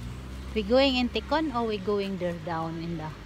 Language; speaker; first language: English; non-native, local second language; Filipino